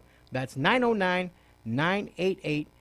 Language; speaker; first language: English; native; English